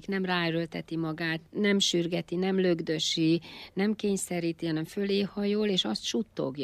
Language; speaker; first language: Hungarian; native; Hungarian